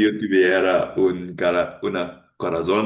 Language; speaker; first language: Spanish; non-native, learner; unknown